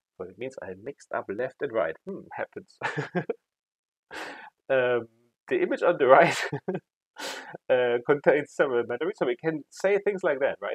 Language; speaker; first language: English; non-native, fluent; German